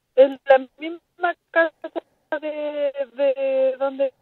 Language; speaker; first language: Spanish; native; Spanish